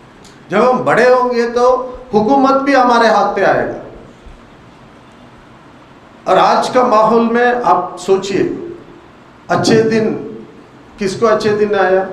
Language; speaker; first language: Hindi; non-native, local second language; Urdu